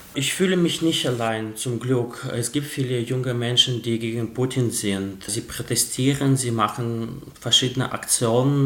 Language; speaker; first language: German; non-native, fluent; Russian